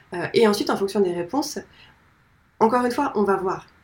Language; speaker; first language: French; native; French